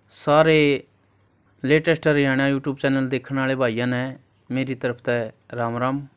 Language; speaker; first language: Hindi; native; Hindi